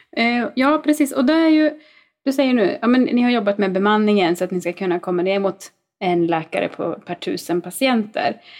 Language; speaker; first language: Swedish; native; Swedish